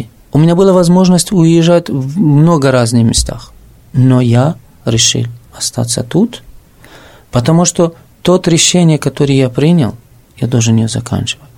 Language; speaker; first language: Russian; non-native, fluent; Arabic